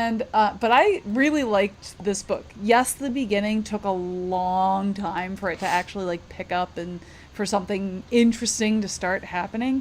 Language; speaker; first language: English; native; English